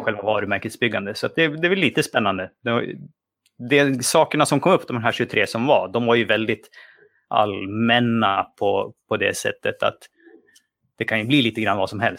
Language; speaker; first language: Swedish; native; Swedish